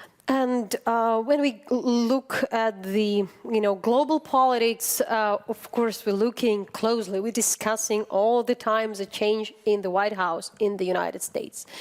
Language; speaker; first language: English; non-native, fluent; Ukrainian